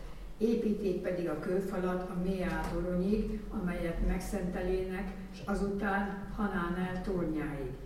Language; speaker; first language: Hungarian; native; Hungarian